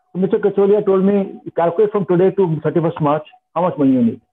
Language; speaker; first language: English; non-native, local second language; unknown